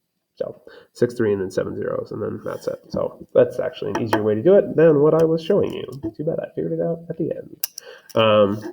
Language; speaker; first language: English; native; English